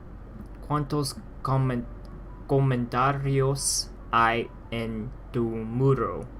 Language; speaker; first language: Spanish; non-native, learner; English